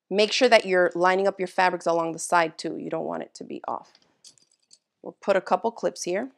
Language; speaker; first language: English; native; English